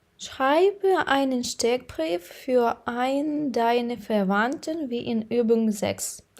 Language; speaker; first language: German; non-native, fluent; Ukrainian